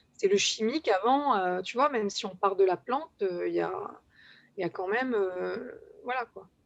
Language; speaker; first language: French; native; French